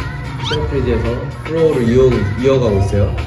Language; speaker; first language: Korean; native; Korean